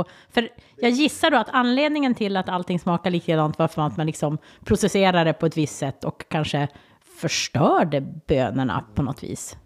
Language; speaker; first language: Swedish; native; Swedish